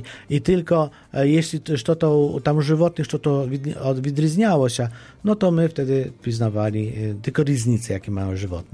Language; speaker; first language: Polish; non-native, fluent; Ukrainian